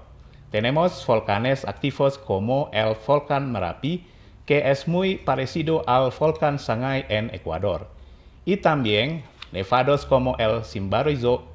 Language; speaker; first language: Spanish; non-native, fluent; Indonesian